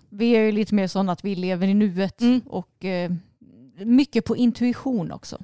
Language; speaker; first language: Swedish; native; Swedish